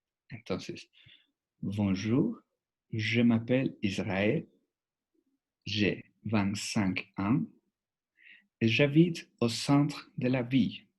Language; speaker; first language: French; non-native, fluent; Spanish